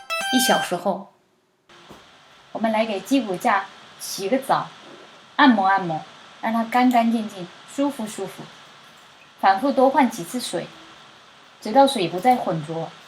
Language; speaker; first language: Chinese; native; Chinese